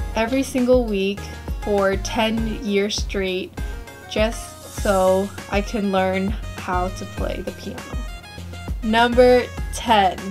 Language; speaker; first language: English; native; English